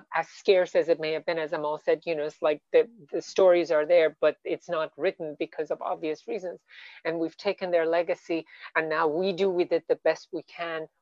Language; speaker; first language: English; non-native, fluent; Persian